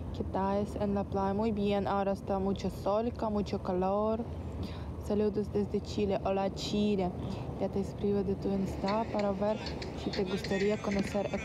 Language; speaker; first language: Spanish; non-native, learner; Ukrainian